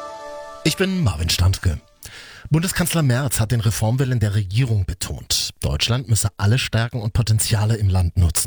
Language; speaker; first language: German; native; German